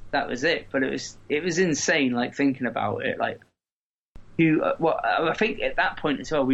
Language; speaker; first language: English; native; English